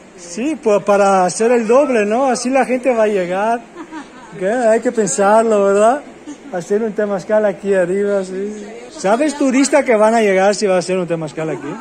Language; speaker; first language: Spanish; non-native, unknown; Italian